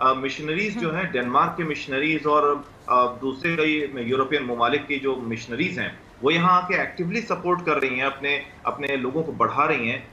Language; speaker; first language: Hindi; native; Hindi